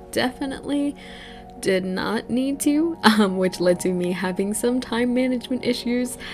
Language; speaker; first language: English; native; English